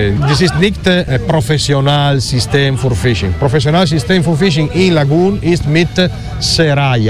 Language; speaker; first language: German; non-native, learner; Italian